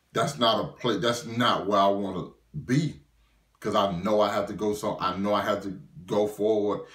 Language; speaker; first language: English; native; English